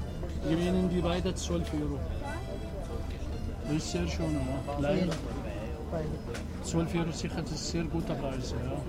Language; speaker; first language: German; non-native, learner; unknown